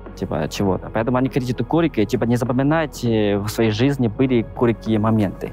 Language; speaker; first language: Russian; non-native, fluent; Chinese